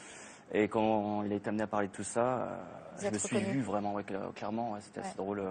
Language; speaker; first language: French; native; French